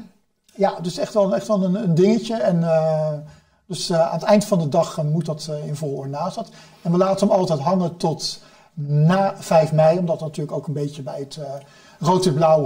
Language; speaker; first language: Dutch; native; Dutch